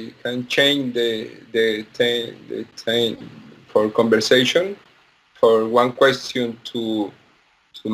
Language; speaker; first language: English; non-native, learner; Spanish